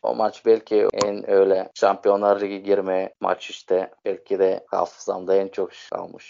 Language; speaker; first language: Turkish; native; Turkish